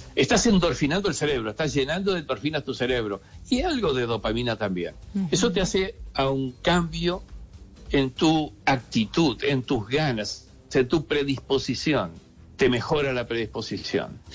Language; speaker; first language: Spanish; native; Spanish